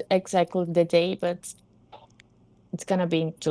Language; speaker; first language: English; non-native, learner; Portuguese